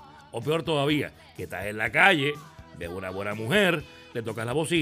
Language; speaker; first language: Spanish; native; Spanish